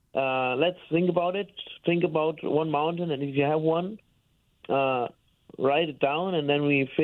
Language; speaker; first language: English; non-native, fluent; German